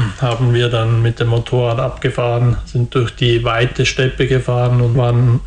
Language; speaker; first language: German; native; German